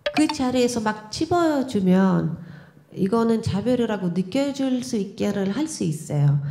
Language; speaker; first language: Korean; non-native, fluent; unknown